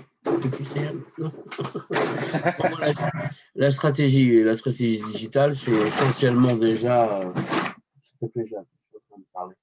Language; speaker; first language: French; native; French